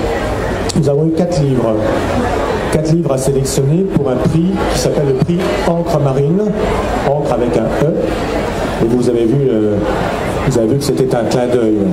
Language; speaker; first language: French; native; French